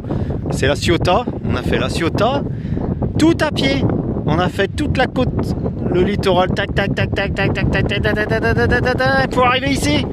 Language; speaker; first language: French; native; French